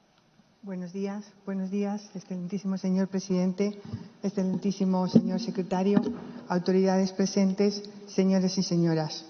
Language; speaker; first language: Spanish; native; Spanish